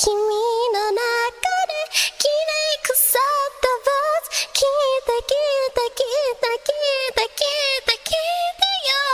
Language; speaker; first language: Japanese; non-native, learner; English